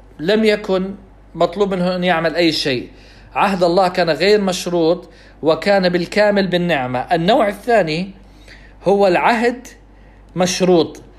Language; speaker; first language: Arabic; non-native, fluent; English